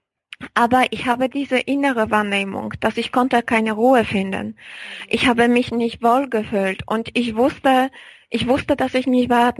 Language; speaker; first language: German; non-native, fluent; Polish